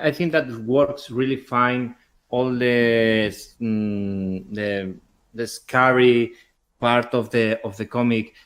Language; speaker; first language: English; non-native, learner; Spanish